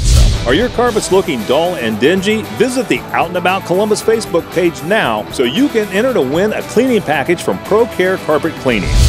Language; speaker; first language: English; native; English